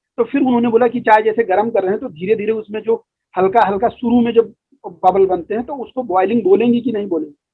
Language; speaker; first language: Hindi; native; Hindi